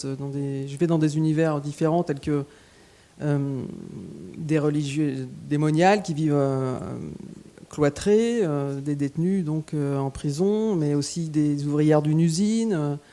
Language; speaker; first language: French; native; French